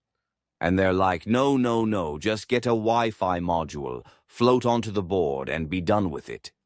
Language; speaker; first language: English; native; English